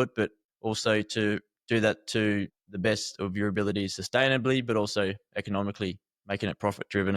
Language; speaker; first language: English; native; English